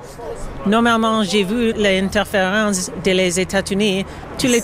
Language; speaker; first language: French; non-native, learner; English